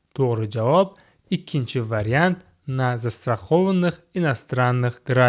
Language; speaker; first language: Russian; non-native, fluent; Uzbek